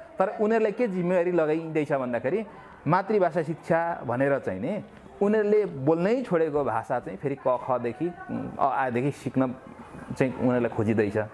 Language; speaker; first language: Nepali; non-native, local second language; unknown